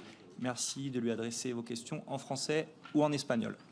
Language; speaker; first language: French; native; French